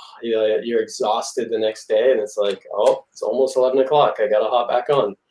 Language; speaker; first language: English; native; English